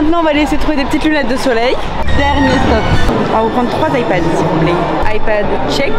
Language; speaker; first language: French; native; French